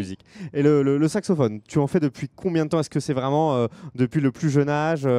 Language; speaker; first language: French; native; French